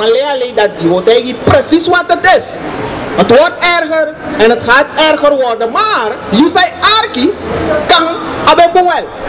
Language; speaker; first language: Dutch; non-native, local second language; Sranan Tongo